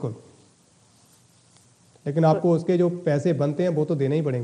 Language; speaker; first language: Hindi; native; Hindi